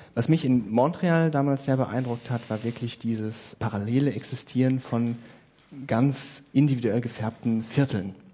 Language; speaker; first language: German; native; German